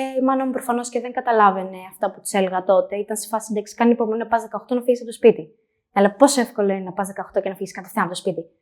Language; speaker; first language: Greek; native; Greek